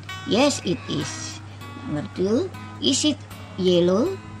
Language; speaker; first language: English; non-native, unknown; Indonesian